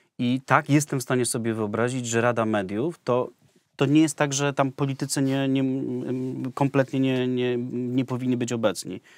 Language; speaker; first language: Polish; native; Polish